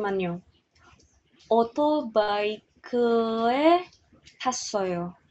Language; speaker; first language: Korean; non-native, learner; English